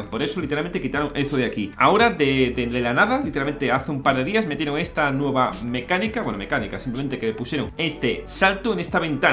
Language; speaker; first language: Spanish; native; Spanish